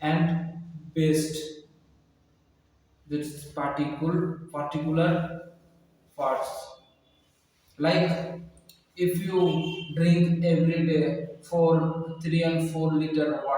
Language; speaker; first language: English; non-native, learner; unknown